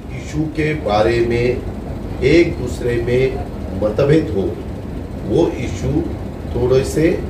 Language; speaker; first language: Hindi; non-native, local second language; Marathi